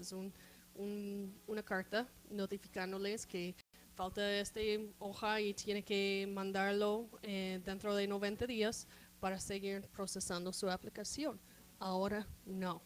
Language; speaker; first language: Spanish; non-native, fluent; English